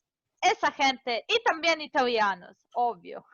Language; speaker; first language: Spanish; non-native, fluent; Serbian